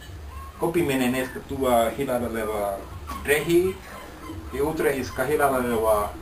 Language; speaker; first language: Bulgarian; non-native, learner; Finnish